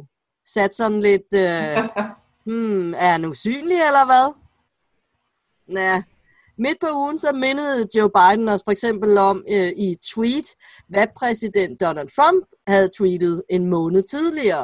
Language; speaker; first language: Danish; native; Danish